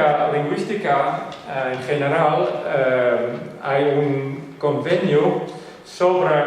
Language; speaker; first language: Spanish; non-native, fluent; Western Frisian